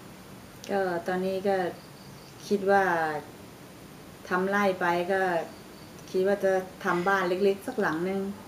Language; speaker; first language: Thai; native; Thai